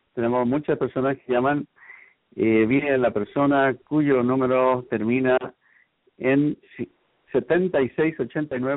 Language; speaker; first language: Spanish; native; Spanish